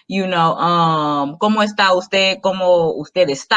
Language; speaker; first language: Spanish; non-native, learner; English